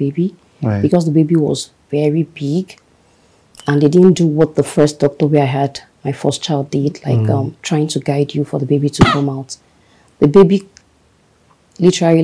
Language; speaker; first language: English; non-native, local second language; Yoruba